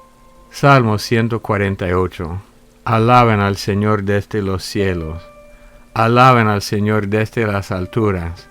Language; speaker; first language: Spanish; native; Spanish